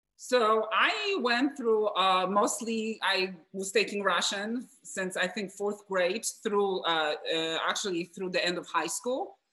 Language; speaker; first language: English; non-native, fluent; Polish